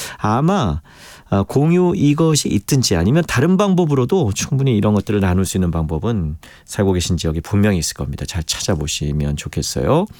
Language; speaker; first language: Korean; native; Korean